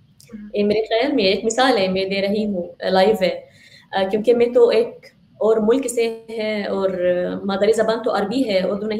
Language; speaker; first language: Hindi; non-native, fluent; Arabic